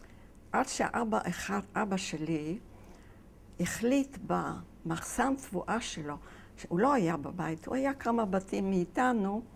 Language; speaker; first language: Hebrew; non-native, fluent; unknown